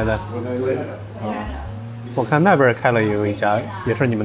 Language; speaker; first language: Chinese; native; Chinese